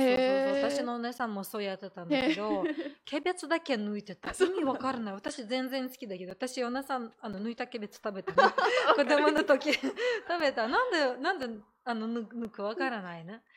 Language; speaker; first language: Japanese; non-native, fluent; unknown